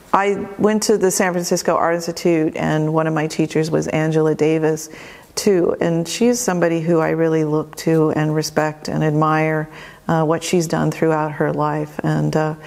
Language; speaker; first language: English; native; English